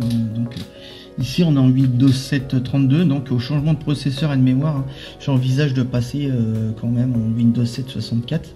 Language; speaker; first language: French; native; French